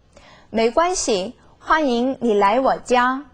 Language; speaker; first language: Chinese; non-native, fluent; Korean